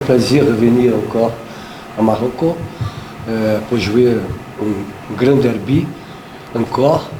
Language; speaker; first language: French; non-native, fluent; Portuguese